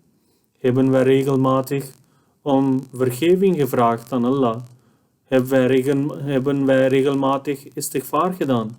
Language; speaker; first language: Dutch; non-native, fluent; Urdu